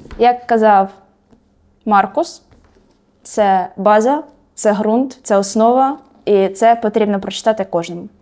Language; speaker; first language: Ukrainian; non-native, local second language; Russian